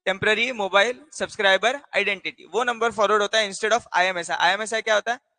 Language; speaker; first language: Hindi; non-native, local second language; Marathi